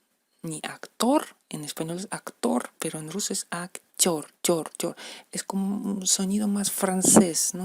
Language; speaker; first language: Spanish; non-native, fluent; Russian